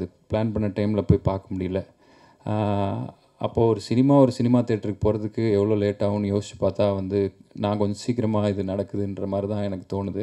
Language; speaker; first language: Tamil; native; Tamil